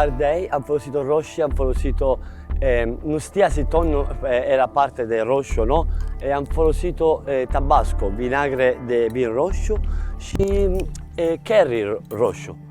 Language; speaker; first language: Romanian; non-native, learner; Italian